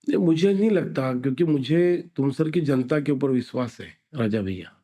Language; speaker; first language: Hindi; non-native, local second language; Marathi